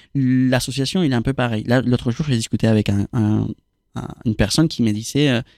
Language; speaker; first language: French; non-native, fluent; Spanish